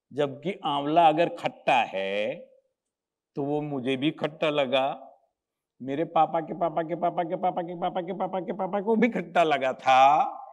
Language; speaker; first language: Hindi; non-native, local second language; Gujarati